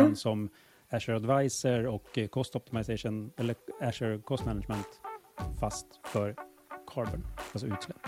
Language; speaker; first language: Swedish; native; Swedish